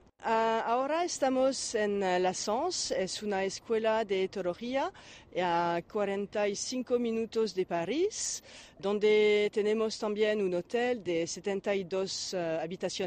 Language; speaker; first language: Spanish; non-native, learner; French